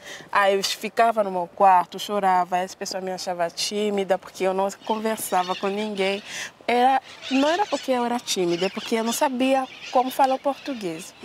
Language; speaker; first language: Portuguese; non-native, fluent; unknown